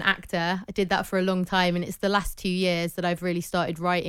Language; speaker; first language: English; native; English